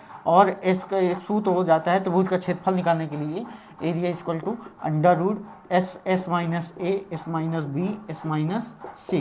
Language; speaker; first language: Hindi; native; Hindi